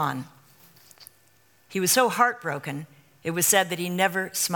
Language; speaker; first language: English; native; English